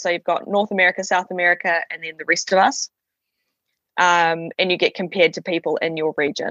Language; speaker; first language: English; native; English